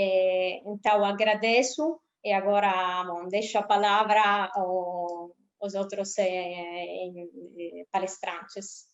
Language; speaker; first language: Portuguese; non-native, fluent; Italian